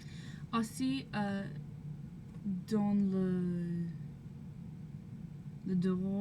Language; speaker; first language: French; non-native, learner; English